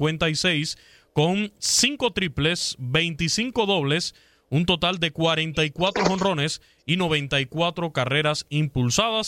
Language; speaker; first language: Spanish; native; Spanish